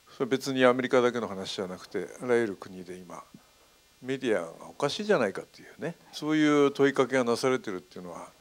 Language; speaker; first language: Japanese; native; Japanese